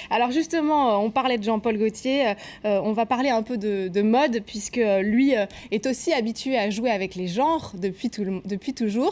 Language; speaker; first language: French; native; French